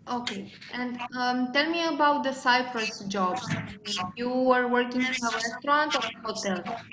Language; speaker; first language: English; non-native, fluent; Romanian